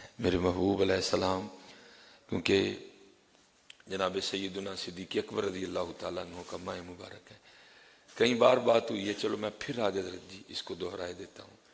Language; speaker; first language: Urdu; non-native, local second language; Punjabi